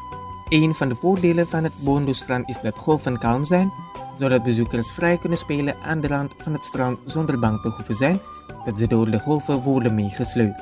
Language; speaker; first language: Dutch; non-native, fluent; Indonesian